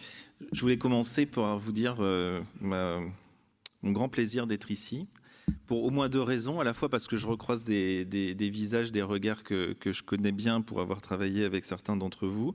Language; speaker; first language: French; native; French